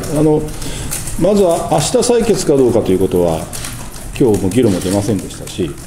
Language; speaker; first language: Japanese; native; Japanese